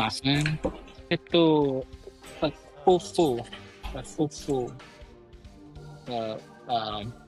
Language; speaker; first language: Japanese; early bilingual, heritage; English